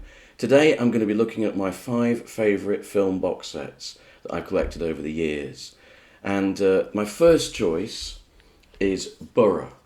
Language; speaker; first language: English; native; English